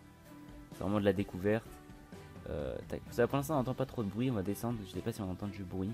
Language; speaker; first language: French; native; French